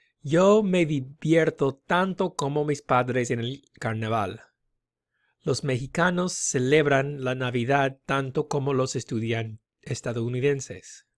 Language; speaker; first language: Spanish; non-native, fluent; English